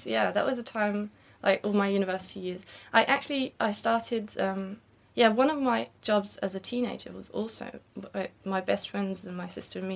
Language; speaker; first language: English; non-native, fluent; German